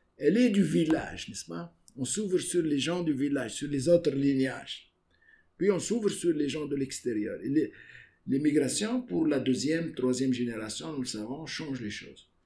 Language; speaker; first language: French; non-native, local second language; Arabic